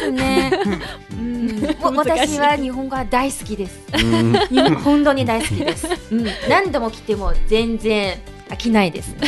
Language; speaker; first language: Japanese; non-native, fluent; Chinese